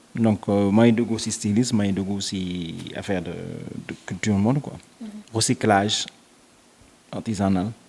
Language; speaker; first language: Wolof; non-native, local second language; Jola-Fonyi